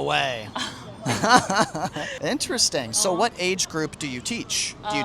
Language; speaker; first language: English; native; English